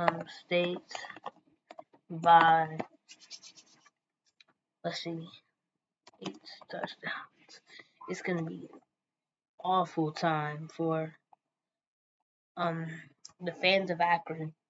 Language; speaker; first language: English; native; English